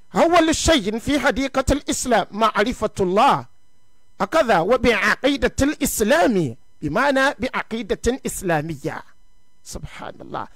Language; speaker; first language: Arabic; non-native, fluent; Yoruba